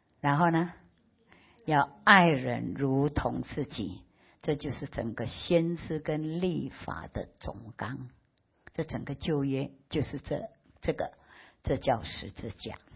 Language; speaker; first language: Chinese; early bilingual, heritage; Chinese